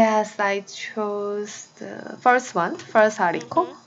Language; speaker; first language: English; non-native, fluent; Korean